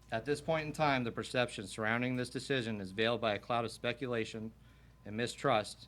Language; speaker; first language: English; native; English